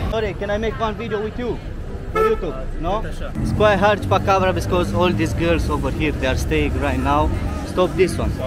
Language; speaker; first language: English; non-native, fluent; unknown